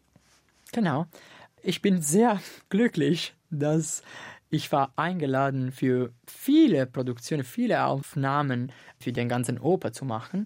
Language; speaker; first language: German; non-native, fluent; Italian